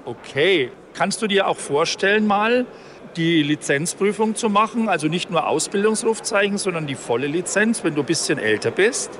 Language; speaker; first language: German; native; German